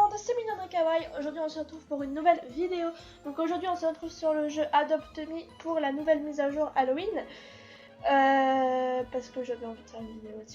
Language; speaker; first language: French; native; French